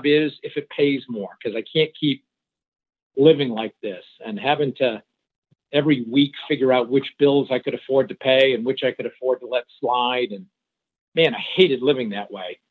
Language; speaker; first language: English; early bilingual, other home language; French